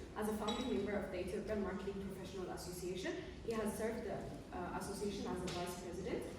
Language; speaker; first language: English; non-native, local second language; Amharic